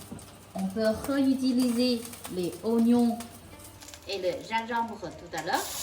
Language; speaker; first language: French; non-native, local second language; Chinese